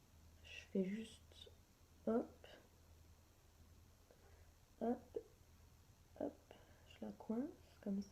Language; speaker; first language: French; native; French